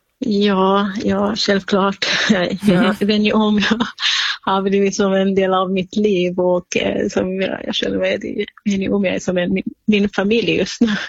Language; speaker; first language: Swedish; non-native, fluent; Kurdish